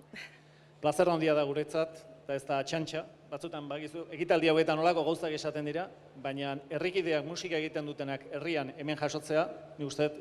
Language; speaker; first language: Basque; native; Basque